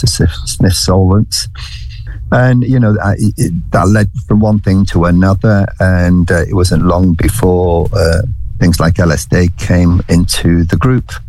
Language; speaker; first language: English; native; English